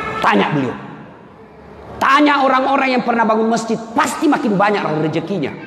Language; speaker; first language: Indonesian; non-native, local second language; Buginese